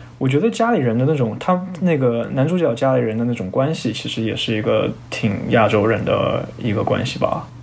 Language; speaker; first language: Chinese; native; Chinese